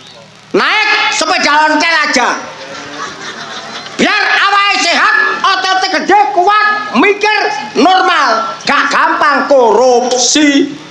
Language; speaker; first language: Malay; non-native, local second language; Javanese